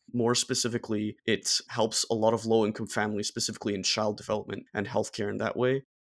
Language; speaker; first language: English; non-native, fluent; German